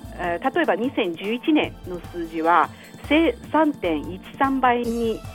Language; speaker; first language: Japanese; non-native, fluent; Chinese